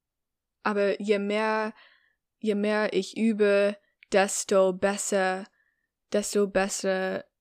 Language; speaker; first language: German; non-native, learner; English